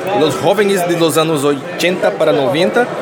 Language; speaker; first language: Spanish; non-native, learner; Portuguese